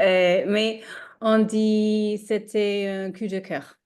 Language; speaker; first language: French; non-native, learner; English